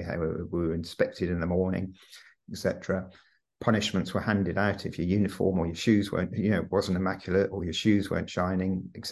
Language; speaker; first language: English; native; English